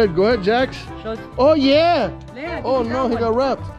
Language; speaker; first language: English; native; English